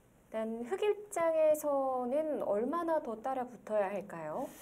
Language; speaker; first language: Korean; native; Korean